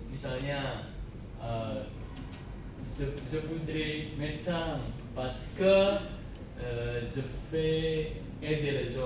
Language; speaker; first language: French; non-native, learner; Indonesian